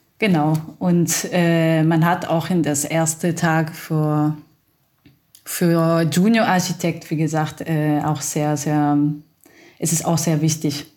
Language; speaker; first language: German; non-native, fluent; Italian